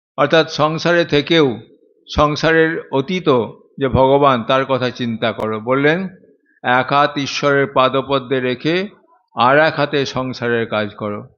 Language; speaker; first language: Bangla; native; Bangla